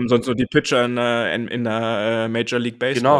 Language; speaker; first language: German; native; German